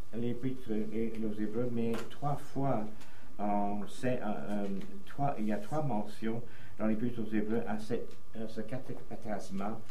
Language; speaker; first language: French; native; French